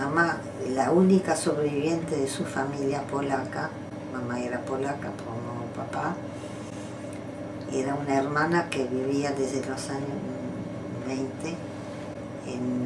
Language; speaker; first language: Spanish; non-native, fluent; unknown